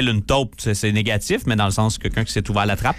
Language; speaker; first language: French; native; French